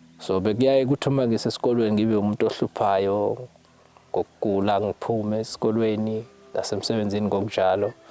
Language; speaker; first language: Zulu; native; Zulu